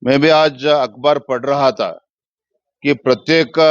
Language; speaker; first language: Hindi; non-native, local second language; Kannada